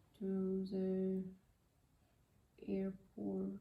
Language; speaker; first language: English; non-native, learner; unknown